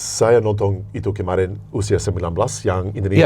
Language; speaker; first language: Indonesian; non-native, fluent; English